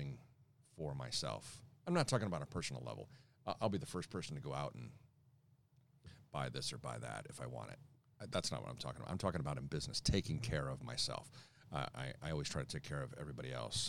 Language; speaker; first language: English; native; English